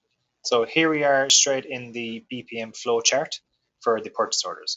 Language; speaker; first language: English; native; English